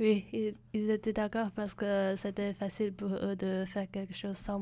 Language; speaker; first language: French; non-native, fluent; Chinese